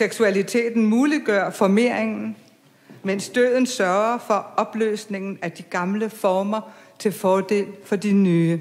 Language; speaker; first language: Danish; native; Danish